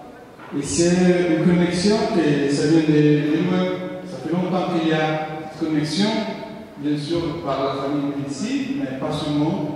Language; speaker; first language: French; non-native, fluent; Italian